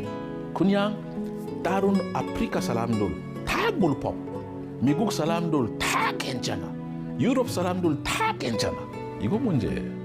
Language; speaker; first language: Korean; non-native, learner; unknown